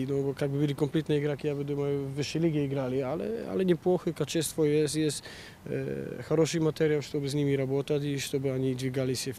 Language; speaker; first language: Russian; non-native, learner; Polish